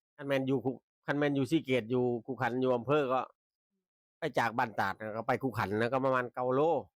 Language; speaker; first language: Thai; native; Thai